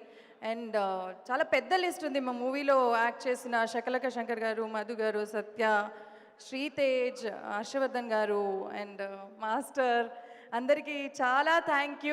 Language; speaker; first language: Telugu; non-native, fluent; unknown